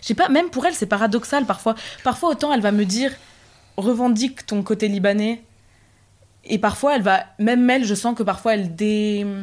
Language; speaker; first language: French; native; French